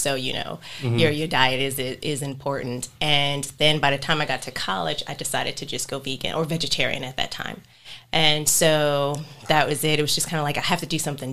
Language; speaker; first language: English; native; English